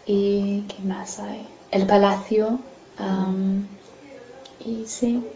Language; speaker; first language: Spanish; non-native, fluent; English